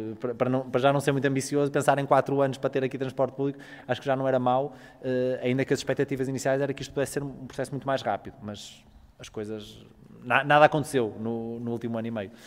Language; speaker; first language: Portuguese; native; Portuguese